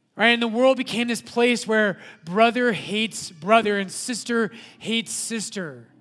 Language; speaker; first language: English; native; English